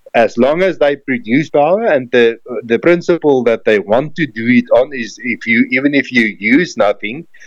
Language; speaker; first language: English; non-native, local second language; Afrikaans